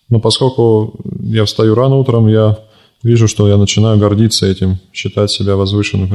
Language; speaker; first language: Russian; native; Russian